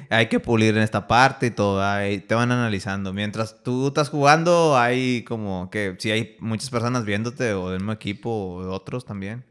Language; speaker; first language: Spanish; native; Spanish